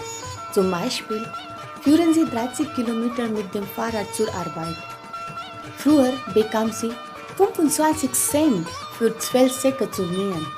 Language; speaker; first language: German; non-native, fluent; Marathi